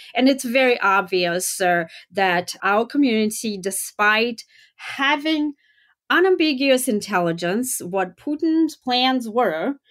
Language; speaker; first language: English; non-native, fluent; Russian